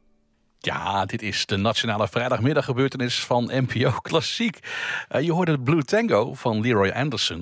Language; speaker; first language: Dutch; native; Dutch